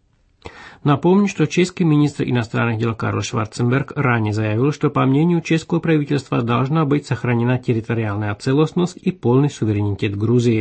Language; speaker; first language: Russian; native; Russian